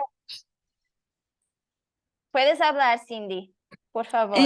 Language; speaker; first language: Spanish; non-native, learner; Portuguese